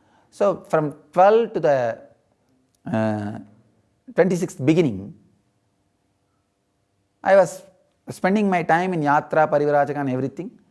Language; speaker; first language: English; non-native, local second language; Tamil